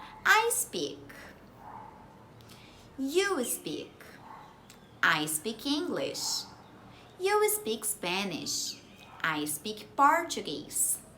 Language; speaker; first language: English; non-native, fluent; Portuguese